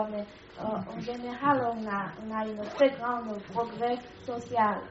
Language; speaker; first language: French; non-native, learner; Chinese